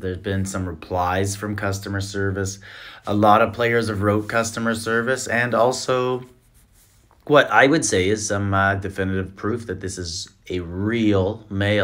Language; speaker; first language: English; native; English